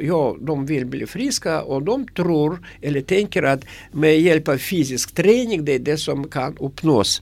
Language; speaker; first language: Swedish; non-native, fluent; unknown